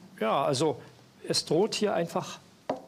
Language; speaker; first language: German; native; German